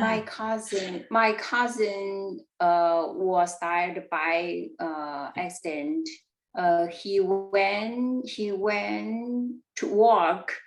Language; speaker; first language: English; non-native, learner; Chinese